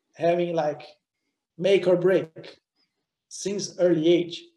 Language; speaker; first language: English; non-native, fluent; Portuguese